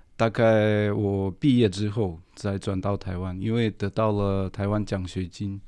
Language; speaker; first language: Chinese; non-native, fluent; Russian